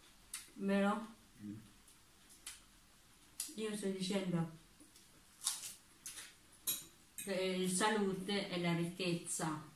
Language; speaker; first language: Italian; non-native, learner; Cebuano